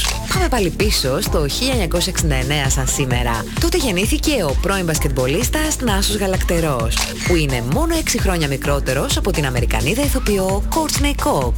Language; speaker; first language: Greek; native; Greek